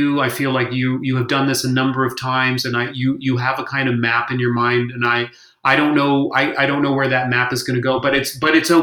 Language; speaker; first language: English; native; English